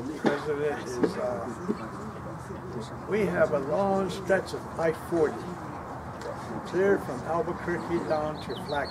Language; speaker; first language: English; non-native, local second language; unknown